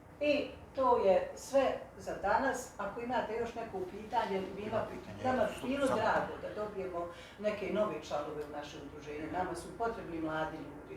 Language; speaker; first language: Bosnian; native; Bosnian